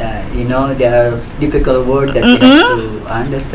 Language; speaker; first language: English; non-native, learner; Indonesian